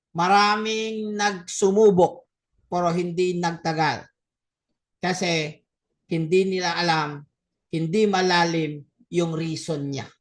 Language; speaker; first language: Filipino; non-native, local second language; Cebuano